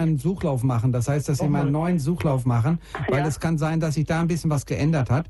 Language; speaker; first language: German; native; German